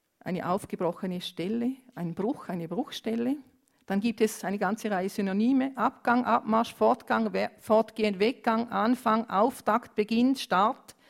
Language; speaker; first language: German; non-native, fluent; Romanian